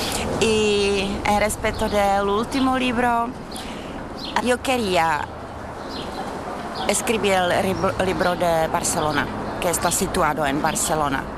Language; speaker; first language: Spanish; non-native, fluent; Czech